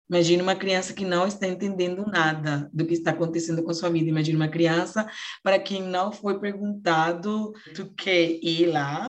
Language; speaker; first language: Portuguese; non-native, fluent; Spanish